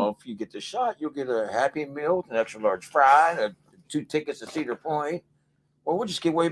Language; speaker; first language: English; native; English